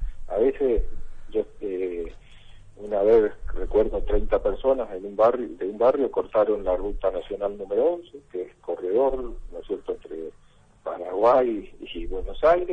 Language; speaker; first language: Spanish; native; Spanish